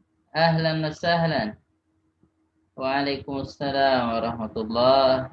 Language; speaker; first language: Arabic; non-native, fluent; Indonesian